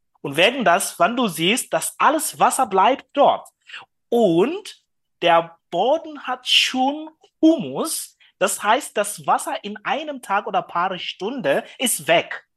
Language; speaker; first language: German; non-native, learner; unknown